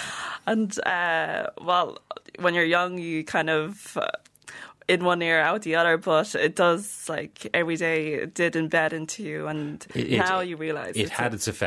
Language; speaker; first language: English; early bilingual, other home language; Vietnamese